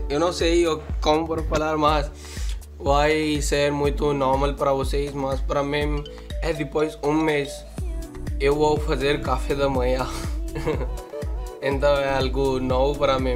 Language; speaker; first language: Portuguese; non-native, learner; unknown